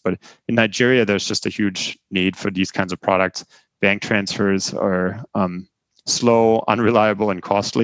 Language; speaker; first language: English; non-native, fluent; German